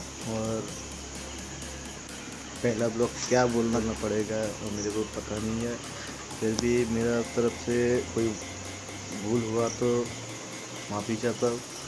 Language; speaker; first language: Hindi; non-native, local second language; Bangla